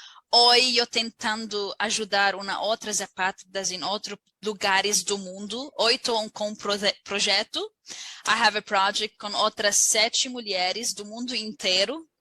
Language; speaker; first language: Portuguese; non-native, learner; Arabic